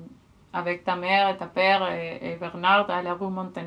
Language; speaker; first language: French; non-native, learner; Spanish